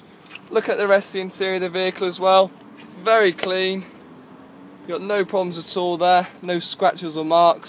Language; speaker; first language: English; native; English